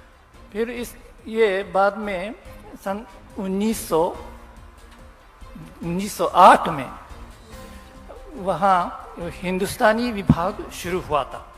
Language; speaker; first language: Hindi; non-native, fluent; Japanese